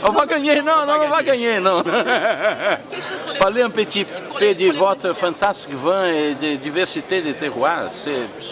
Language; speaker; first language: French; non-native, learner; Portuguese